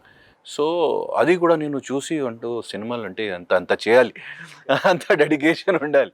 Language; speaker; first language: Telugu; non-native, local second language; Hindi